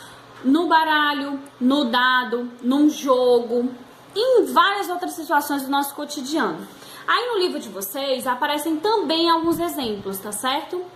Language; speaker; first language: Portuguese; native; Portuguese